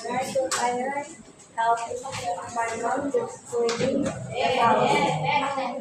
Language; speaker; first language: English; non-native, learner; Indonesian